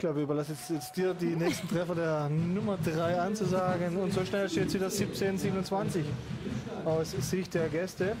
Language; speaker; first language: German; native; German